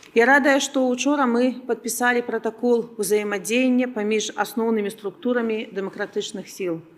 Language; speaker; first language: Belarusian; non-native, local second language; Russian